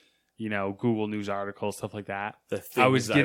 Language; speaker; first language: English; native; English